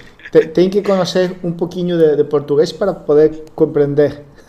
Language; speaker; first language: Portuguese; non-native, learner; Spanish